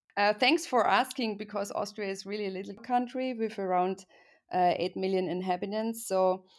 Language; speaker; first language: English; non-native, fluent; German